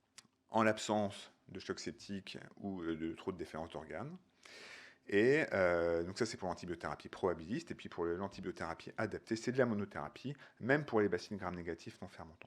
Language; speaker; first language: French; native; French